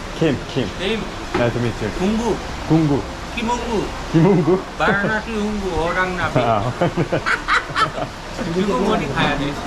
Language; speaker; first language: Korean; non-native, learner; Hindi